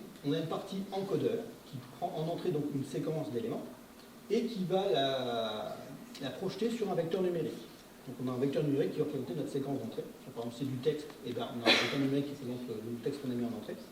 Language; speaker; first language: French; native; French